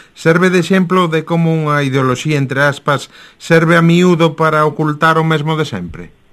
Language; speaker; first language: Galician; native; Galician